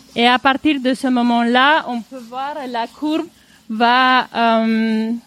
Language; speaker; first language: French; non-native, fluent; Romanian